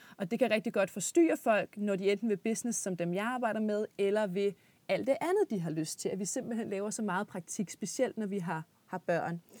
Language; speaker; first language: Danish; native; Danish